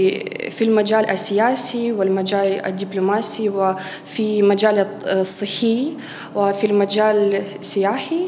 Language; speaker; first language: Arabic; non-native, fluent; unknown